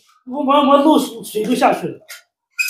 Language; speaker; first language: Chinese; native; Chinese